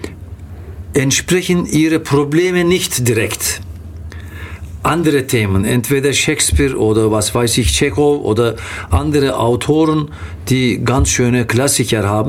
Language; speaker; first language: German; non-native, fluent; Turkish